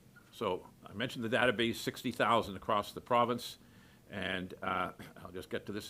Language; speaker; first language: English; native; English